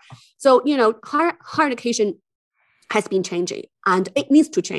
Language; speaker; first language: English; non-native, fluent; Chinese